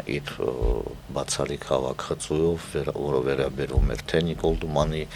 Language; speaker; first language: Armenian; native; Armenian